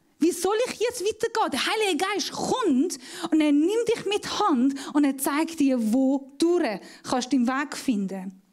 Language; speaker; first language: German; non-native, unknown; Persian